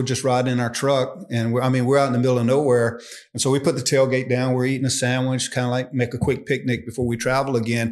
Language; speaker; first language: English; native; English